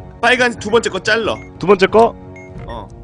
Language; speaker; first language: Korean; native; Korean